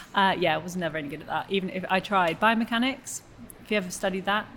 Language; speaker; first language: English; native; English